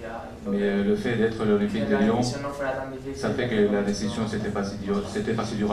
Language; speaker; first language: French; non-native, fluent; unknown